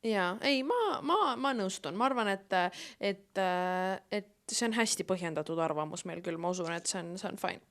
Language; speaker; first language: Estonian; native; Estonian